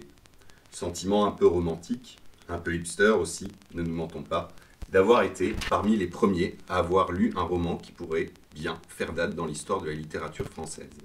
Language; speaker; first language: French; native; French